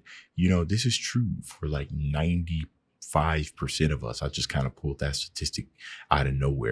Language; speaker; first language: English; native; English